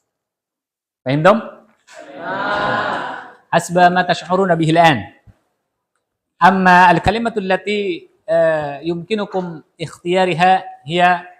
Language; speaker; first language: Arabic; non-native, fluent; Indonesian